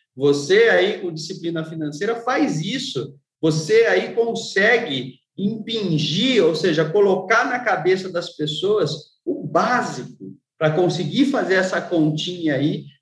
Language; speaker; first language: Portuguese; native; Portuguese